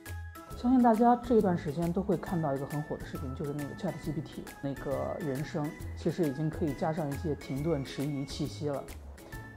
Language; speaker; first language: Chinese; native; Chinese